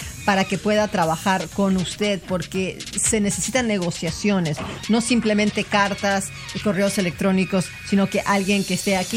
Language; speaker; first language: Spanish; native; Spanish